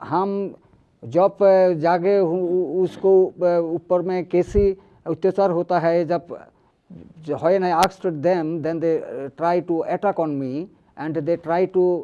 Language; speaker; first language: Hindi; non-native, learner; Bangla